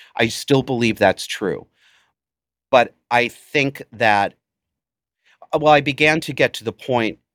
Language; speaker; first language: English; native; English